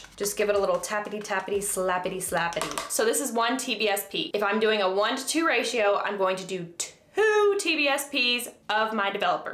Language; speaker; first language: English; native; English